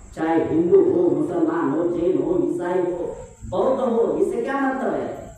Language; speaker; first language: Hindi; non-native, local second language; Marathi